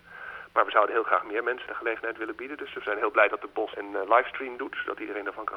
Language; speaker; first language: Dutch; native; Dutch